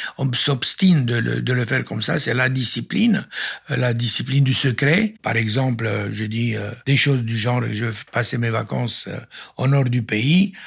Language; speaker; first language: French; non-native, fluent; Romanian